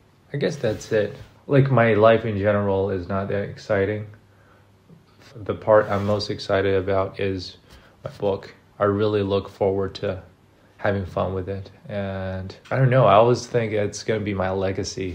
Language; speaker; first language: English; non-native, fluent; Chinese